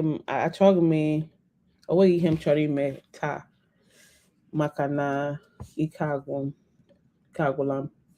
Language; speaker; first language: Igbo; non-native, learner; English